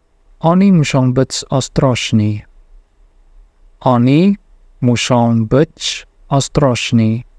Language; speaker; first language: Polish; non-native, fluent; Indonesian